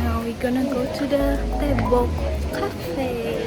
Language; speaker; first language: English; non-native, local second language; Malay